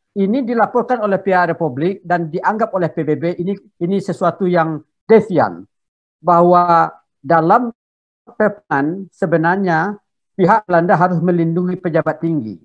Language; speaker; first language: Indonesian; non-native, local second language; Minangkabau